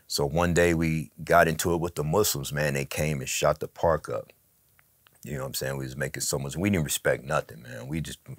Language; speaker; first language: English; native; English